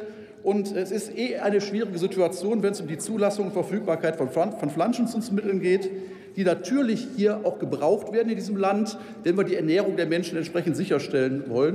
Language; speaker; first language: German; native; German